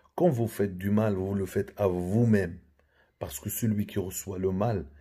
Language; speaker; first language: French; non-native, local second language; Arabic